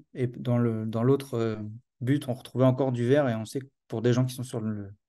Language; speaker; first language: French; native; French